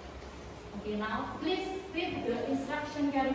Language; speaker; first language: English; non-native, fluent; Indonesian